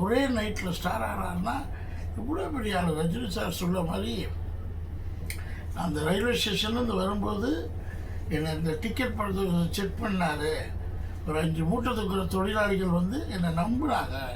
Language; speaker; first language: Tamil; native; Tamil